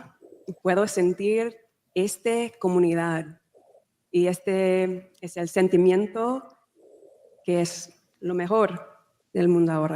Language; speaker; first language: Spanish; non-native, fluent; English